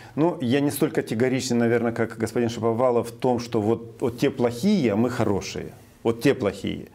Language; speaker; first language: Russian; non-native, local second language; Romanian